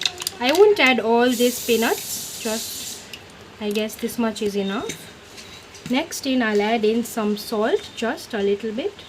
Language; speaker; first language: English; non-native, local second language; Gujarati